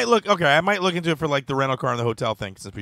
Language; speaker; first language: English; native; English